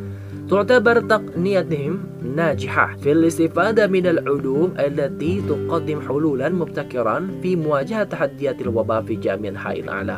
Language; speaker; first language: Arabic; non-native, fluent; Indonesian